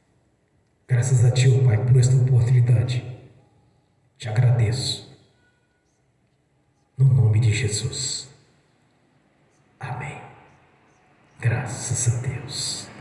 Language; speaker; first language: Portuguese; native; Portuguese